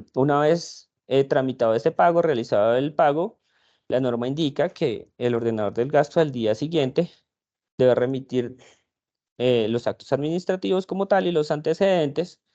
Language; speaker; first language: Spanish; native; Spanish